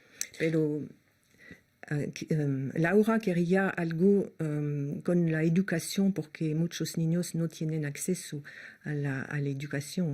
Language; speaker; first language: Spanish; non-native, learner; French